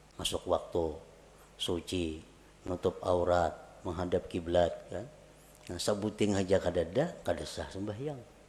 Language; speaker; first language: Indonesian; non-native, local second language; Banjar